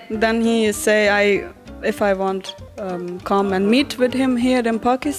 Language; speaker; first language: English; non-native, learner; German